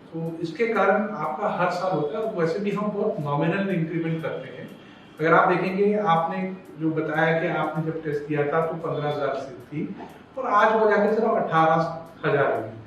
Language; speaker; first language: Hindi; non-native, local second language; Gujarati